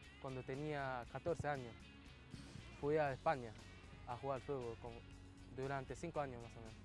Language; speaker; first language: Spanish; non-native, fluent; Japanese